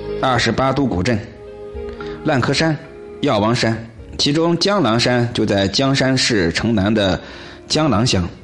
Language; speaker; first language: Chinese; native; Chinese